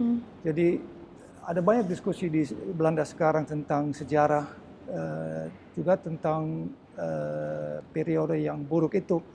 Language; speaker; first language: Indonesian; early bilingual, heritage; Dutch